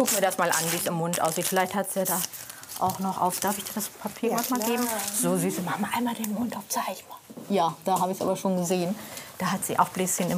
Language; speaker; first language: German; native; German